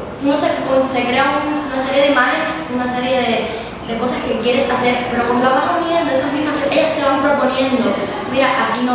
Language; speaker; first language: Spanish; native; Spanish